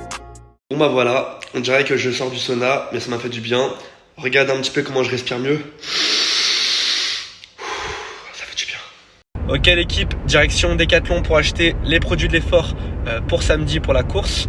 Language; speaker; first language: French; native; French